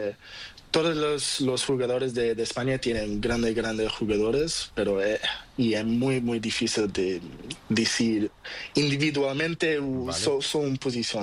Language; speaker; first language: Spanish; non-native, learner; Portuguese